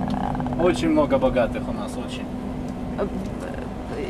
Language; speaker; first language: Russian; native; Russian